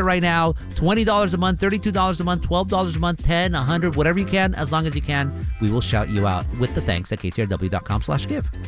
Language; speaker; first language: English; early bilingual, other home language; Spanish